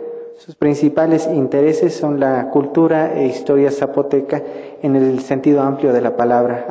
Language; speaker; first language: Spanish; native; Spanish